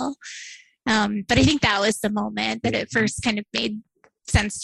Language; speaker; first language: English; native; English